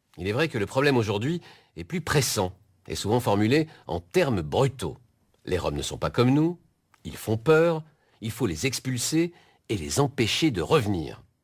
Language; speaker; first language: French; native; French